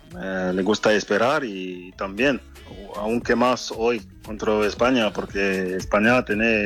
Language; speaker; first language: Spanish; non-native, fluent; French